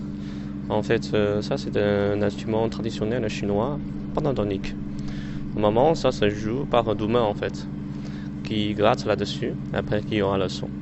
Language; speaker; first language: French; non-native, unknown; Chinese